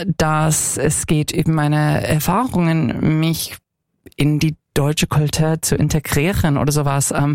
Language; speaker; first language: German; non-native, fluent; English